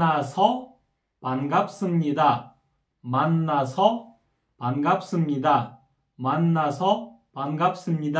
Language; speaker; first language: Korean; non-native, fluent; Kyrgyz